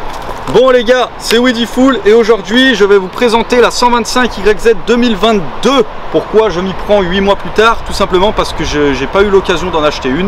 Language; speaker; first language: French; native; French